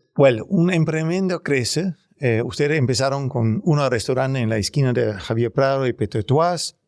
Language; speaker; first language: Spanish; non-native, learner; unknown